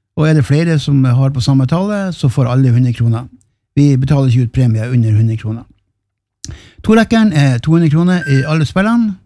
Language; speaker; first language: Norwegian; native; Norwegian